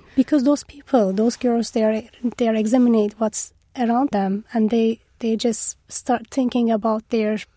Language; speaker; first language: English; non-native, fluent; Turkish